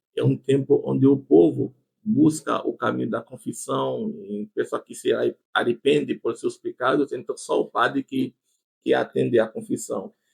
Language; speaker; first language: Portuguese; non-native, fluent; Haitian Creole